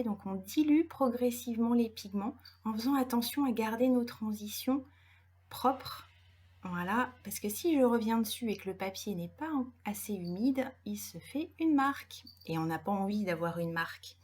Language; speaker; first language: French; native; French